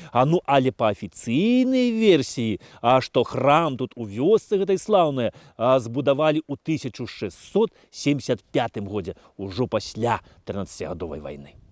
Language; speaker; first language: Belarusian; native; Belarusian